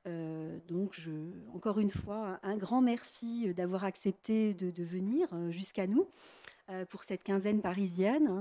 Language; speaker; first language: French; native; French